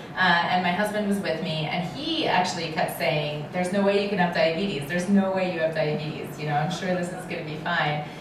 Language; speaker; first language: English; native; English